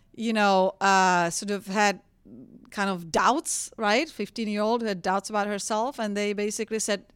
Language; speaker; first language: English; non-native, fluent; Czech